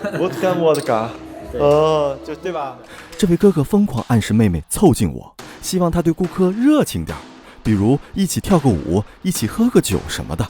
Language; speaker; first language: Chinese; native; Chinese